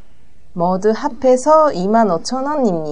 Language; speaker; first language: Korean; non-native, learner; Japanese